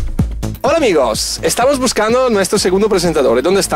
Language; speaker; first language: Spanish; native; Spanish